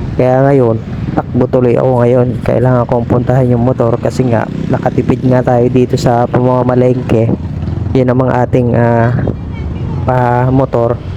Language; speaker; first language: Filipino; native; Filipino